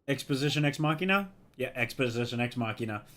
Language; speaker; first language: English; native; English